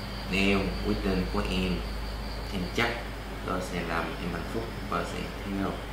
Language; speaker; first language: Vietnamese; non-native, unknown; Korean